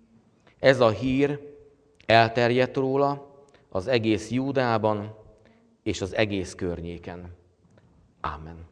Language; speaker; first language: Hungarian; native; Hungarian